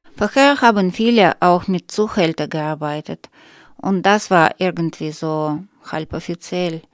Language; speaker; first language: German; non-native, learner; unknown